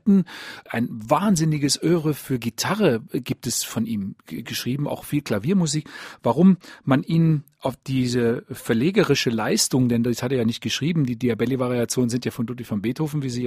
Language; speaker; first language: German; native; German